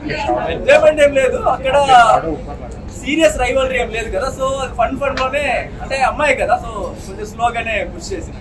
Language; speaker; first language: Telugu; non-native, local second language; Kannada